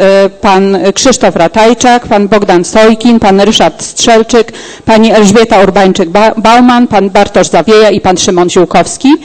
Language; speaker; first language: Polish; native; Polish